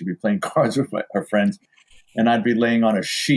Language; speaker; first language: English; native; English